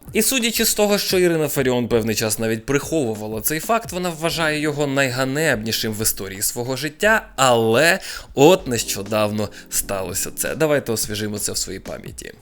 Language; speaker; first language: Ukrainian; non-native, local second language; Russian